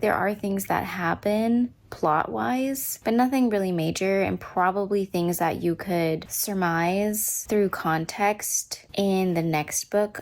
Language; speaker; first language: English; native; English